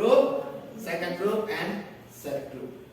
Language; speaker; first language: English; non-native, fluent; Indonesian